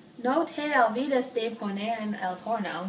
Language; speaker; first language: Spanish; non-native, learner; English